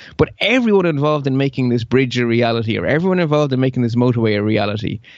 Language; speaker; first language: English; early bilingual, other home language; Dutch